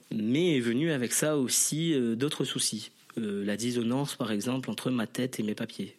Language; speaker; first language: French; non-native, local second language; Morisyen